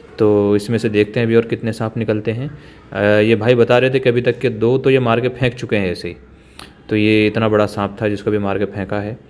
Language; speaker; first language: Hindi; native; Hindi